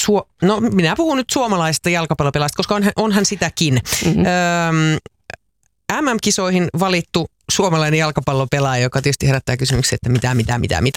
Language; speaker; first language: Finnish; native; Finnish